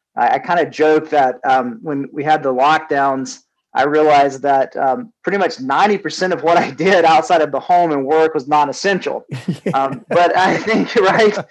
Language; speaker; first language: English; native; English